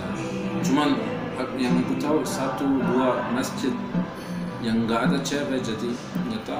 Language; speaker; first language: Indonesian; non-native, learner; Turkish